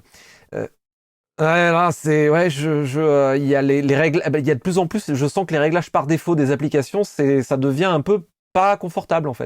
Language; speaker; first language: French; native; French